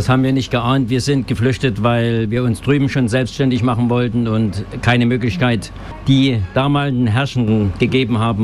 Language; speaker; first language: German; native; German